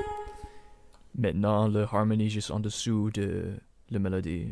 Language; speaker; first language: French; non-native, local second language; English